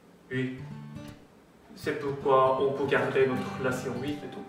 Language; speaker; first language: French; non-native, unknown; Korean